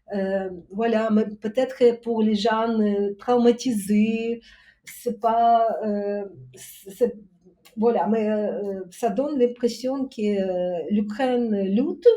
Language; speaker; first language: French; non-native, fluent; Ukrainian